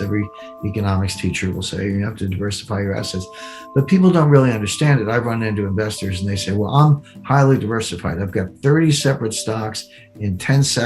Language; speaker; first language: English; native; English